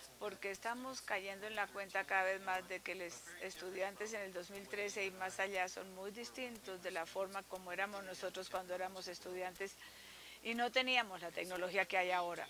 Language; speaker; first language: Spanish; non-native, fluent; English